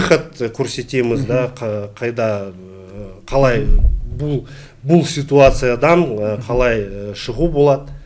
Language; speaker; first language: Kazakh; non-native, local second language; Russian